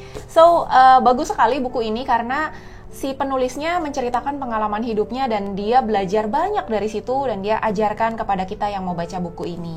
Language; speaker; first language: Indonesian; native; Indonesian